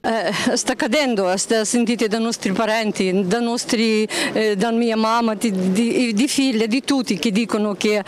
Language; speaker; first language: Italian; non-native, learner; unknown